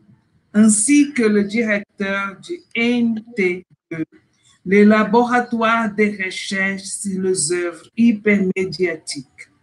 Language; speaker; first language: French; non-native, fluent; Portuguese